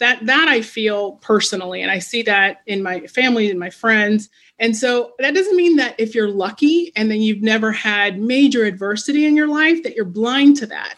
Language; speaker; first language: English; non-native, fluent; Spanish